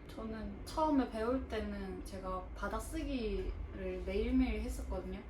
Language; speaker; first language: Korean; early bilingual, other home language; Russian